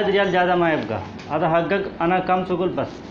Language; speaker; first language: Arabic; non-native, learner; Hindi